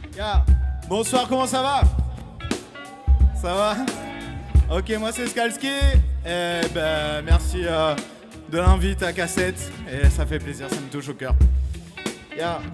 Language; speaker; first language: French; native; French